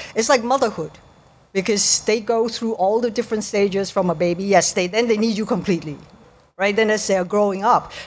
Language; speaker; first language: English; native; English